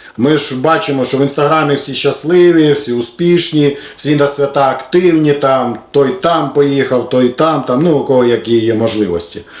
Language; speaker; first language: Ukrainian; non-native, local second language; Russian